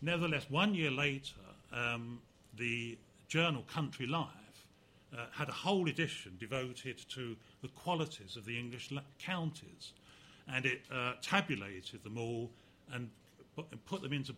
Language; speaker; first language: English; native; English